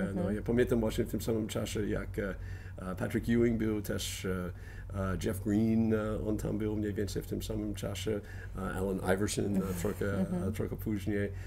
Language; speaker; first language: Polish; non-native, fluent; English